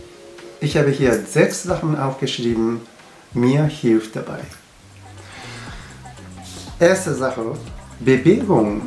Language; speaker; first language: German; non-native, learner; Japanese